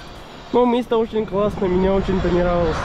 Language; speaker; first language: Russian; non-native, learner; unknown